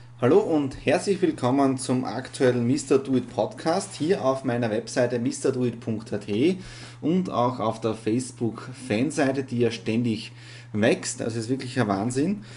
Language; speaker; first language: German; native; German